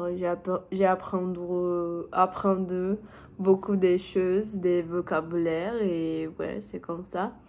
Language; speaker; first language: French; non-native, learner; Portuguese